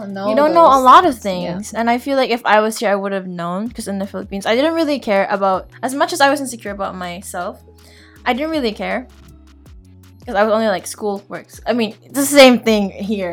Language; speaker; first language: English; non-native, local second language; Filipino